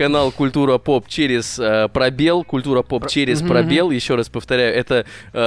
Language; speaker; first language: Russian; native; Russian